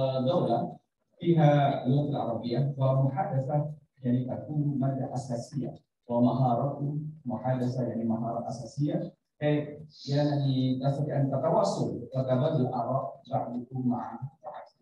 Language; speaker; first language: Arabic; non-native, fluent; Indonesian